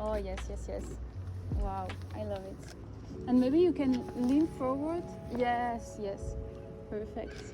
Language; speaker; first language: English; non-native, fluent; French